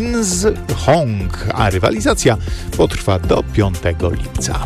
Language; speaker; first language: Polish; native; Polish